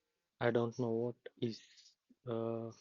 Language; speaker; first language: English; non-native, fluent; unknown